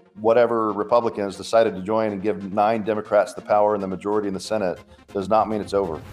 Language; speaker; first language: English; native; English